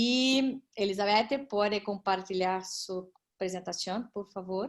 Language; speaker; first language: Portuguese; non-native, learner; Spanish